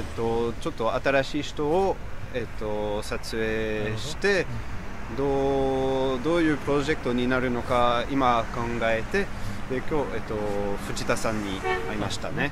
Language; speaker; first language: Japanese; non-native, fluent; French